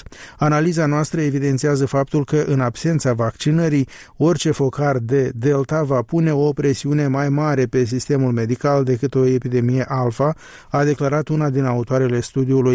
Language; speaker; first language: Romanian; native; Romanian